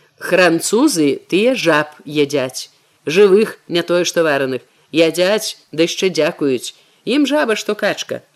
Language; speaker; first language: Belarusian; native; Belarusian